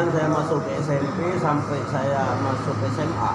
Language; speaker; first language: Indonesian; native; Indonesian